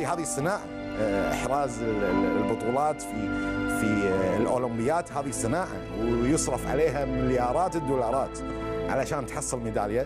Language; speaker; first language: Arabic; native; Arabic